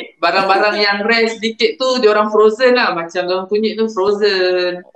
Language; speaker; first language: Malay; native; Malay